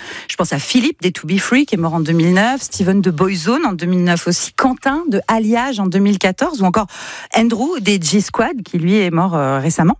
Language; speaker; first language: French; native; French